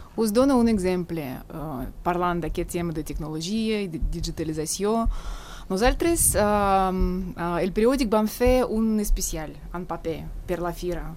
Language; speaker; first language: Catalan; non-native, fluent; Russian